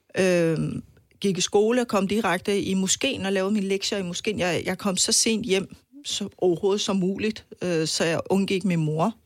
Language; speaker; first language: Danish; non-native, fluent; Persian